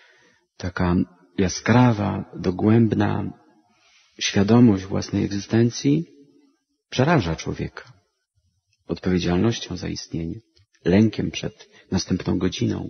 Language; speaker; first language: Polish; native; Polish